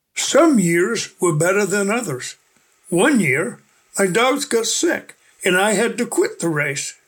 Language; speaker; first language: English; native; English